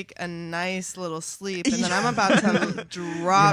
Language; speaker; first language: English; native; English